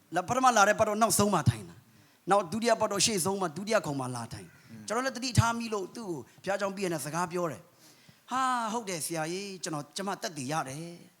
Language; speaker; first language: Burmese; non-native, local second language; Kachin